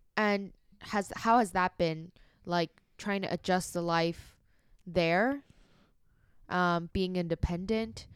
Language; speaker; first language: English; non-native, local second language; Cantonese